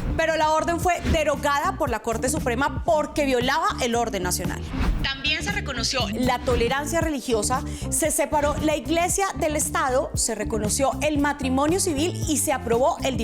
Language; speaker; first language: Spanish; native; Spanish